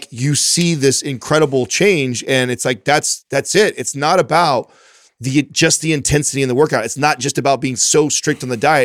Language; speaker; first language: English; native; English